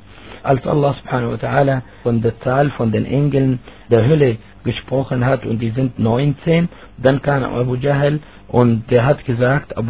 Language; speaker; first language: German; non-native, fluent; Arabic